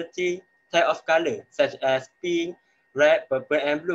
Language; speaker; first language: English; non-native, local second language; Malay